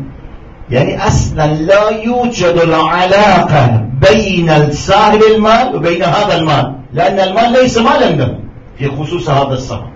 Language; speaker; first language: Arabic; non-native, fluent; Persian